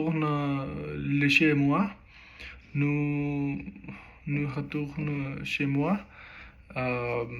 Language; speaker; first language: French; non-native, learner; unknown